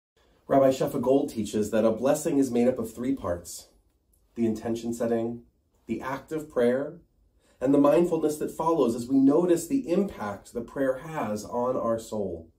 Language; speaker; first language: English; native; English